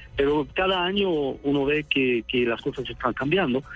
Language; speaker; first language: Spanish; non-native, fluent; Swedish